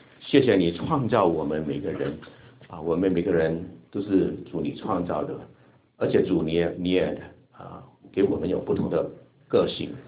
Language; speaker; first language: Chinese; non-native, local second language; Cantonese